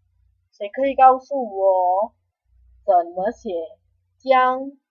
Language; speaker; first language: Chinese; non-native, fluent; Indonesian